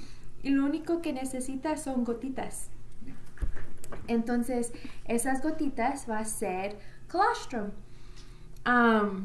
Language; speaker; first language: Spanish; early bilingual, heritage; Spanish